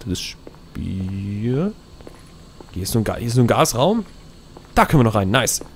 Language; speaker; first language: German; native; German